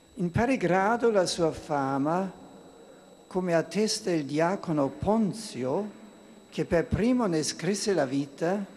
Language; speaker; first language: Italian; non-native, fluent; German